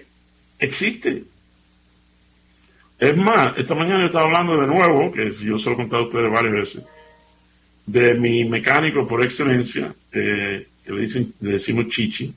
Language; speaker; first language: Spanish; native; Spanish